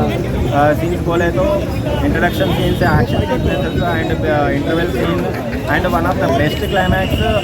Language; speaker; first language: Hindi; non-native, local second language; Telugu